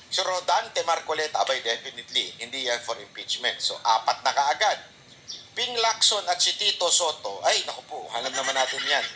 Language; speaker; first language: Filipino; non-native, local second language; Cebuano